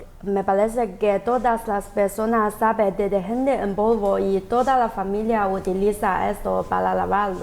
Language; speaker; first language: Spanish; non-native, learner; Chinese